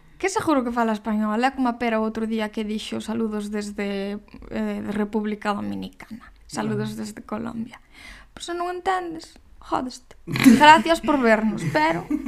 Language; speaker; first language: Galician; non-native, local second language; Spanish